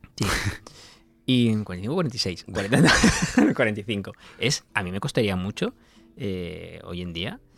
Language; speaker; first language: Spanish; native; Spanish